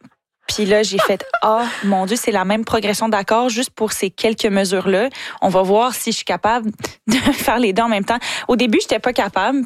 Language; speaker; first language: French; native; French